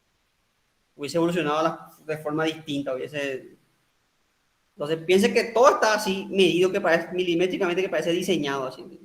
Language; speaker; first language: Spanish; native; Spanish